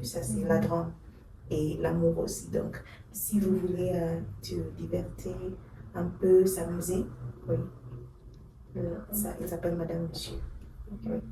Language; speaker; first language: French; non-native, fluent; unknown